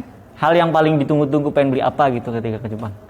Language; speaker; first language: Indonesian; native; Indonesian